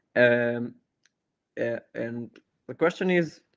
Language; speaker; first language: English; non-native, fluent; Hebrew